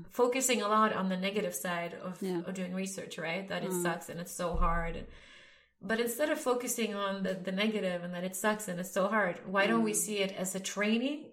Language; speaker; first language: English; non-native, fluent; Swedish